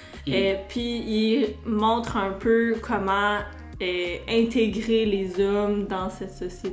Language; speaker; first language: French; native; French